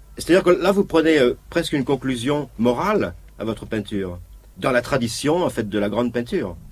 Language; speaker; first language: French; native; French